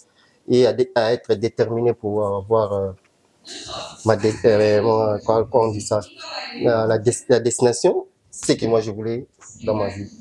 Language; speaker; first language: French; non-native, local second language; Lingala